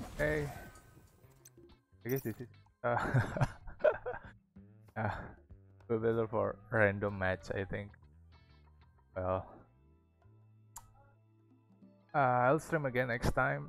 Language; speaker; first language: English; non-native, learner; Indonesian